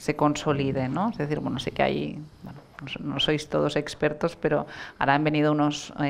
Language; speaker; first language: Spanish; non-native, local second language; Catalan